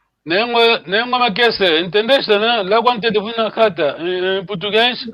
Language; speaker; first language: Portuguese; non-native, fluent; Kongo